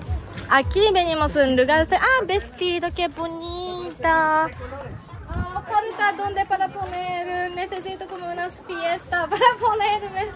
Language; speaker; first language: Spanish; non-native, learner; Japanese